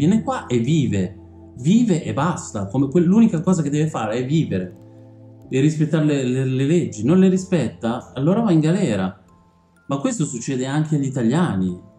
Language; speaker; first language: Italian; early bilingual, other home language; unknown